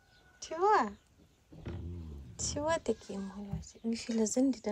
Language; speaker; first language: German; non-native, fluent; Ukrainian